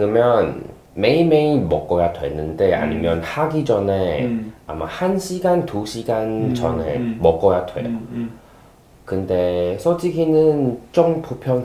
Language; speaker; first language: Korean; non-native, learner; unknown